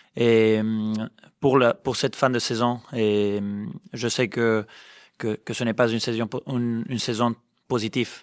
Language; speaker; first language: French; non-native, fluent; Spanish